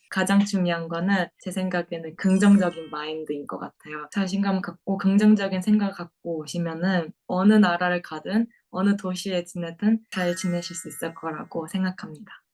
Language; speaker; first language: Korean; native; Korean